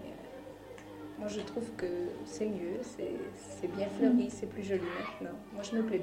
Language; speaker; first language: French; native; French